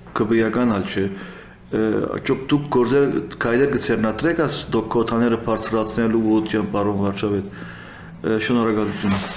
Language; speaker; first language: Armenian; early bilingual, heritage; Armenian